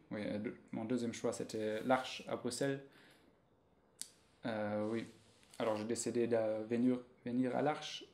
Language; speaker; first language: French; non-native, fluent; German